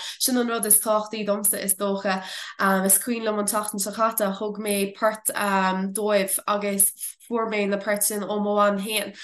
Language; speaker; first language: Irish; non-native, local second language; English